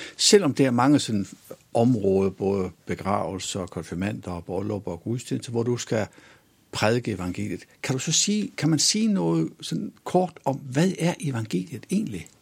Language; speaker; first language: Danish; native; Danish